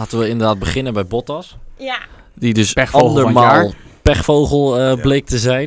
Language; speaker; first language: Dutch; native; Dutch